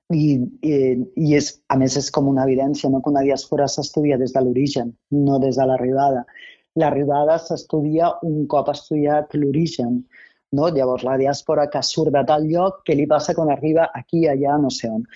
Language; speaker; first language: Catalan; non-native, local second language; Spanish